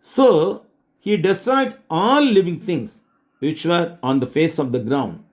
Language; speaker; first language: English; non-native, local second language; Tamil